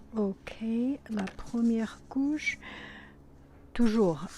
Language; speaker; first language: French; non-native, fluent; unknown